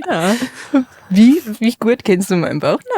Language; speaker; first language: German; native; German